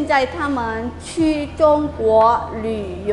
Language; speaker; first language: Chinese; non-native, fluent; Indonesian